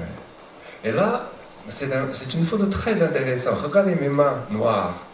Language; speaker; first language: French; non-native, fluent; Chinese